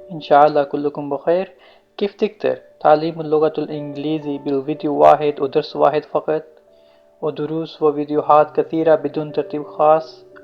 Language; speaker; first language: Arabic; non-native, learner; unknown